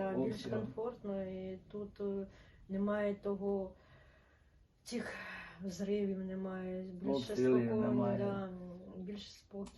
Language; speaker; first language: Ukrainian; non-native, local second language; Russian